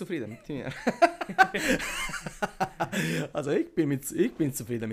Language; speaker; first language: German; non-native, learner; Italian